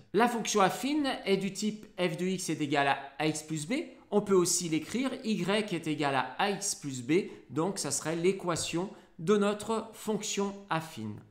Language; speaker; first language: French; native; French